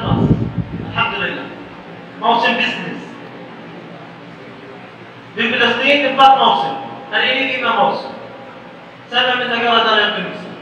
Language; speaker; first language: Indonesian; non-native, learner; Arabic